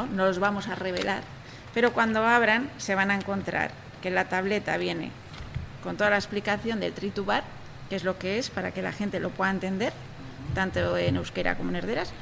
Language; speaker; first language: Spanish; native; Spanish